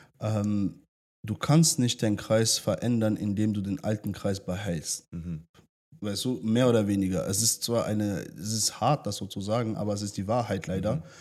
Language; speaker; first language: German; early bilingual, other home language; French